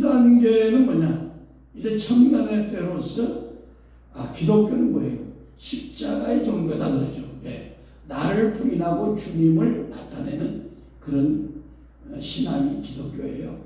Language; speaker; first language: Korean; native; Korean